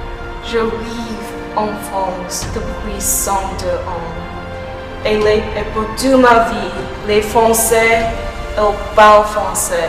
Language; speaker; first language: French; non-native, learner; English